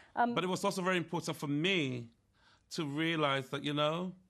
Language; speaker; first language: English; native; English